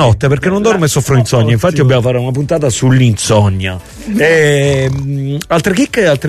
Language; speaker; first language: Italian; native; Italian